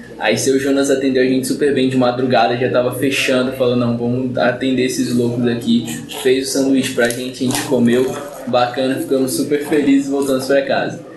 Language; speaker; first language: Portuguese; native; Portuguese